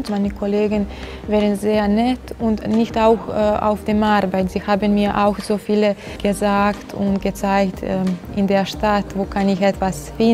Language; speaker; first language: German; non-native, learner; Bosnian